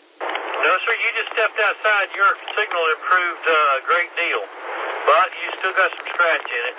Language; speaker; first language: English; native; English